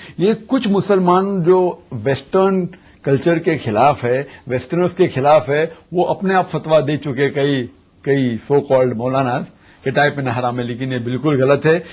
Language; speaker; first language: Urdu; non-native, local second language; Konkani